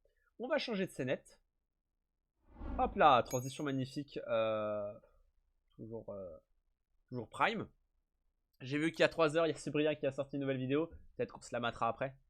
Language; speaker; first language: French; native; French